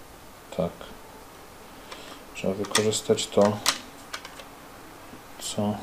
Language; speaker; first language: Polish; native; Polish